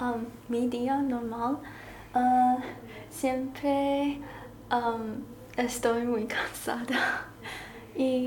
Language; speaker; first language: Spanish; non-native, learner; Chinese